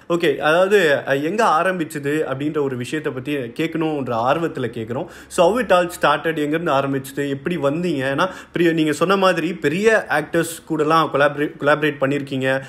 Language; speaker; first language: Tamil; native; Tamil